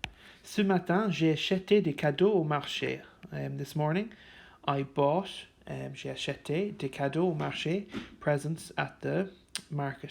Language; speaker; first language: French; non-native, fluent; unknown